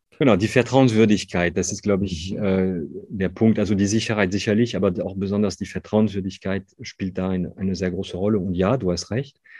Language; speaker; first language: German; non-native, fluent; French